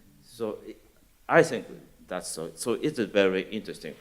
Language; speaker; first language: English; non-native, learner; Japanese